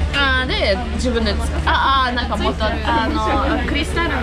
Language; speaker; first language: Japanese; non-native, fluent; Russian